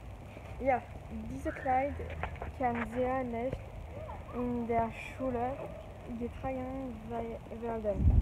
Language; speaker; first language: German; non-native, learner; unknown